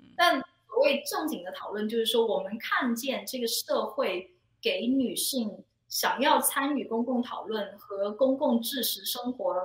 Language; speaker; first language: Chinese; non-native, local second language; Cantonese